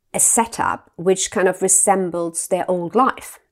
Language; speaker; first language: English; non-native, fluent; German